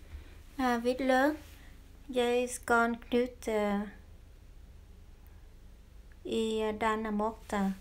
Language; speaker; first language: Norwegian; non-native, learner; Vietnamese